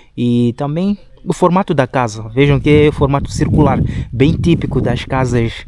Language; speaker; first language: Portuguese; non-native, local second language; Shona